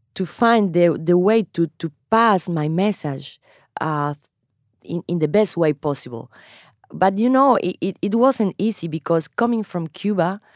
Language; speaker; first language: English; non-native, fluent; Spanish